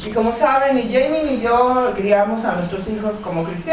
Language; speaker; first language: Spanish; native; Spanish